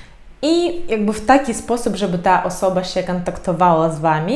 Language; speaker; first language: Polish; non-native, fluent; Ukrainian